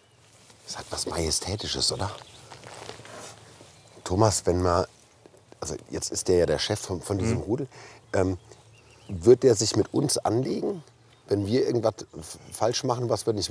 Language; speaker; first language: German; native; German